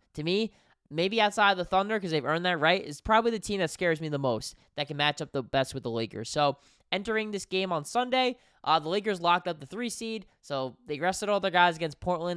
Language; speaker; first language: English; native; English